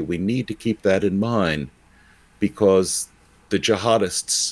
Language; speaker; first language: English; native; English